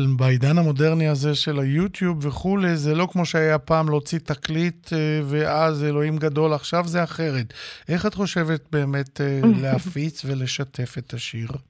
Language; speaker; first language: Hebrew; native; Hebrew